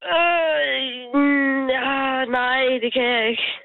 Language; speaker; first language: Danish; native; Danish